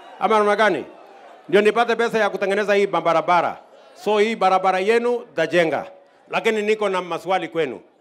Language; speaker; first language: Swahili; non-native, local second language; Kalenjin